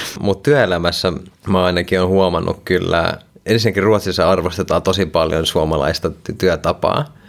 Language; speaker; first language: Finnish; non-native, local second language; Swedish